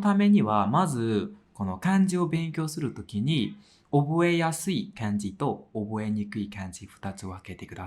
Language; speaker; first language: Japanese; non-native, fluent; Burmese